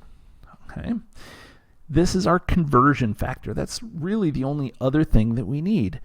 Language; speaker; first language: English; native; English